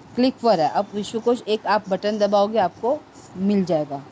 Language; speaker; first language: Hindi; non-native, local second language; Marathi